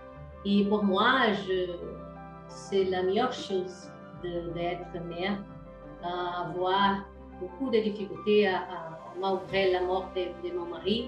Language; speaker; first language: French; non-native, learner; Portuguese